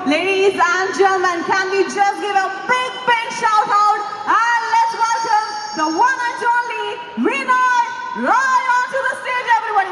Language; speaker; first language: English; non-native, local second language; Malayalam